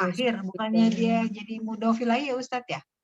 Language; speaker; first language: Indonesian; native; Indonesian